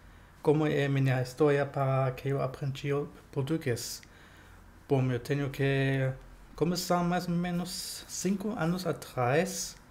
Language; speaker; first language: Portuguese; non-native, fluent; German